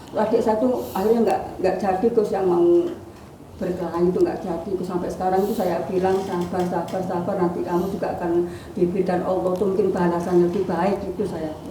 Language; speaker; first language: Indonesian; non-native, local second language; Madurese